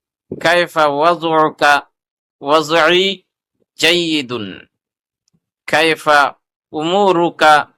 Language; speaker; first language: Arabic; non-native, fluent; Urdu